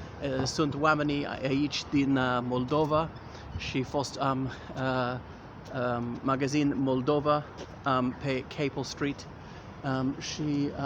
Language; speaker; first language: Romanian; non-native, learner; English